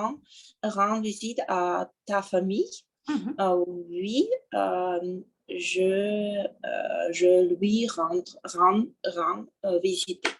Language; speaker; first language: French; non-native, learner; Russian